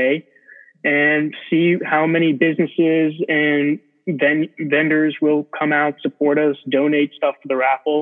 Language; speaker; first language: English; native; English